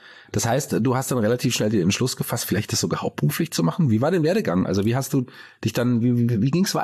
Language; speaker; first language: German; native; German